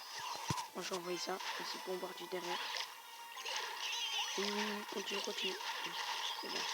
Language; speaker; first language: French; native; French